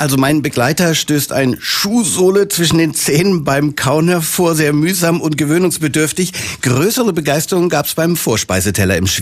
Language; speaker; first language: German; native; German